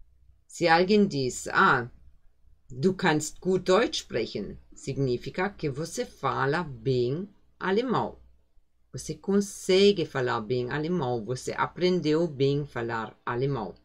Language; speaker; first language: Portuguese; non-native, fluent; German